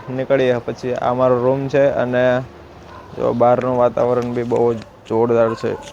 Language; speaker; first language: Gujarati; native; Gujarati